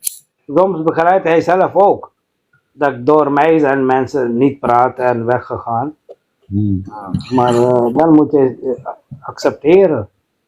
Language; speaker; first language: Dutch; non-native, fluent; Urdu